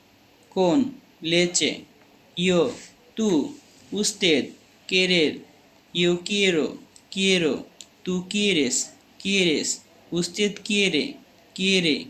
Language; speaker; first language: Spanish; non-native, learner; Bangla